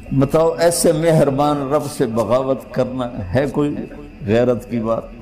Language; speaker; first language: Urdu; non-native, local second language; Punjabi